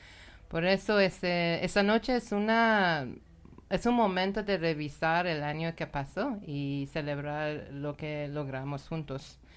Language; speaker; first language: Spanish; non-native, learner; Persian